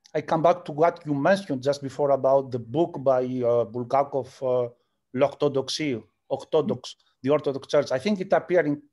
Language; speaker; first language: English; non-native, fluent; Greek